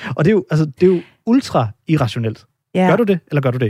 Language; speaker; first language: Danish; native; Danish